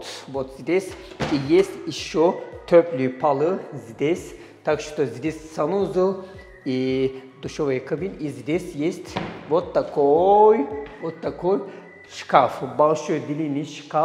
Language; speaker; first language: Russian; non-native, fluent; Turkish